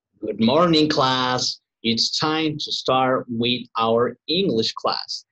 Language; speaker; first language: English; non-native, learner; Spanish